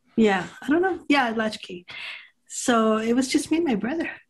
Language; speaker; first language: English; native; English